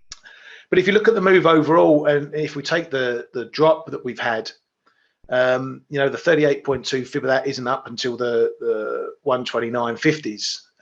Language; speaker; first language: English; native; English